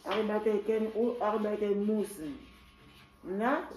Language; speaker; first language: German; non-native, learner; French